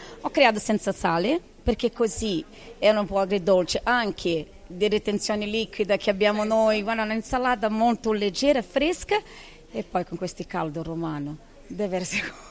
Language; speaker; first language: Italian; non-native, fluent; Portuguese